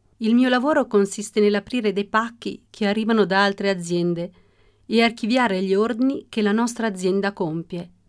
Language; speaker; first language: Italian; early bilingual, other home language; Russian